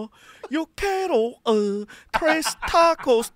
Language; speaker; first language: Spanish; non-native, learner; English